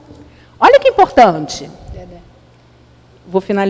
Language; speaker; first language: Portuguese; native; Portuguese